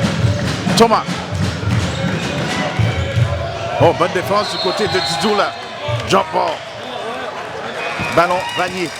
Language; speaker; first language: French; native; French